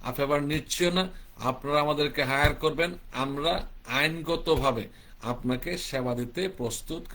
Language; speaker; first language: Bangla; early bilingual, heritage; Bangla